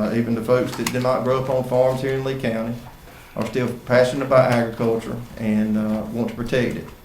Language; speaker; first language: English; native; English